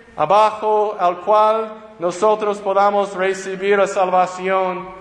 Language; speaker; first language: Spanish; non-native, fluent; English